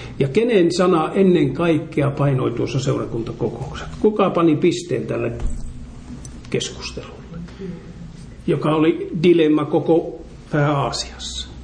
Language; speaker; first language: Finnish; native; Finnish